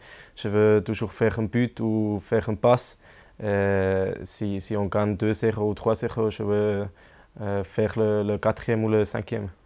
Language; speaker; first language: French; non-native, local second language; German